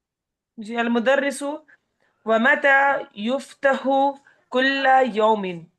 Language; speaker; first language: Arabic; non-native, learner; Urdu